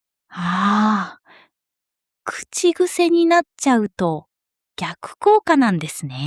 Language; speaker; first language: Japanese; non-native, fluent; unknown